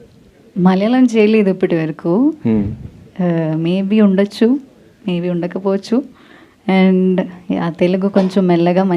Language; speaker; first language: Telugu; non-native, learner; Malayalam